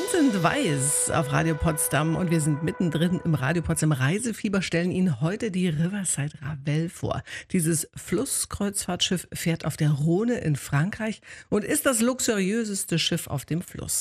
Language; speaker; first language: German; native; German